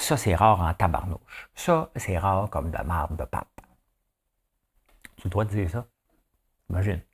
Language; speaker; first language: French; native; French